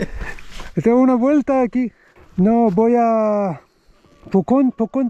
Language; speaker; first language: Spanish; non-native, learner; Persian